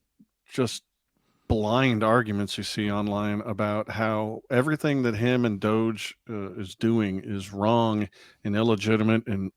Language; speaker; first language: English; native; English